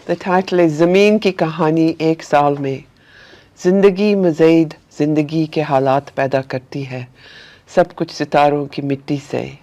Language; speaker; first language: Urdu; early bilingual, heritage; Urdu